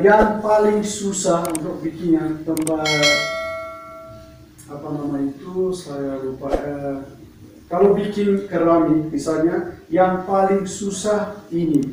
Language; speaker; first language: Indonesian; non-native, fluent; Turkish